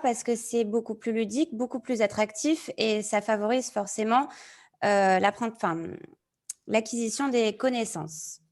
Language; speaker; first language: French; native; French